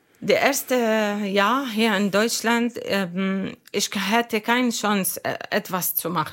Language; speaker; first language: German; non-native, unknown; Arabic